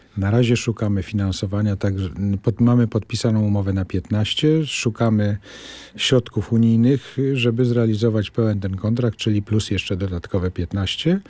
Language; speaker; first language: Polish; native; Polish